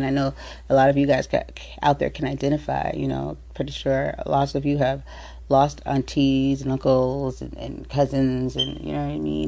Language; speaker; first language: English; native; English